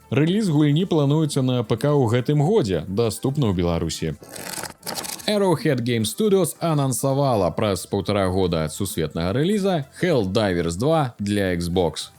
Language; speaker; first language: Belarusian; native; Belarusian